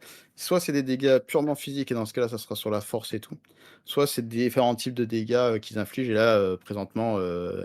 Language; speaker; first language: French; native; French